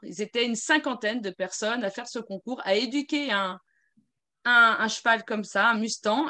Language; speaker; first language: French; native; French